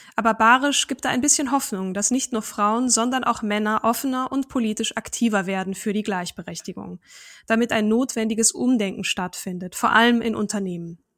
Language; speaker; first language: German; native; German